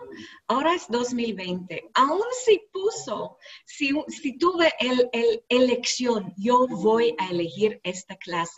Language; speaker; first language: Spanish; non-native, learner; English